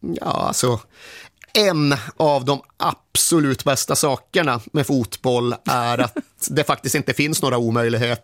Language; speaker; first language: Swedish; native; Swedish